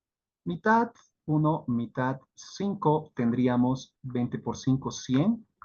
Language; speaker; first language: Spanish; native; Spanish